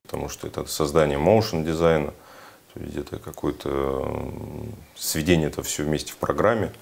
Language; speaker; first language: Russian; native; Russian